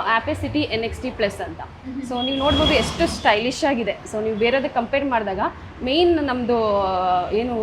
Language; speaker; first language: Kannada; native; Kannada